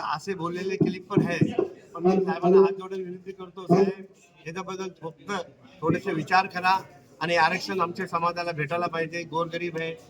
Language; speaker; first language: Marathi; non-native, local second language; Lambadi